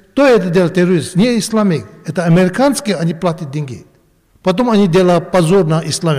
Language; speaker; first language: Russian; non-native, learner; Tibetan